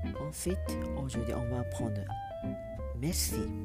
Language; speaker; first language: French; non-native, fluent; Japanese